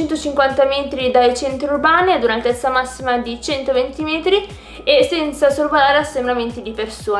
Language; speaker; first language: Italian; native; Italian